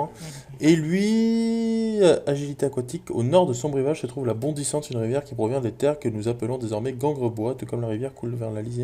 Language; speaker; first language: French; native; French